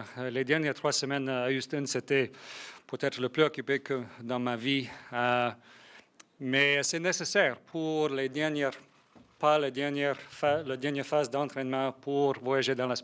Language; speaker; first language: French; non-native, local second language; English